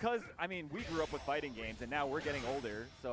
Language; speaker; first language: English; native; English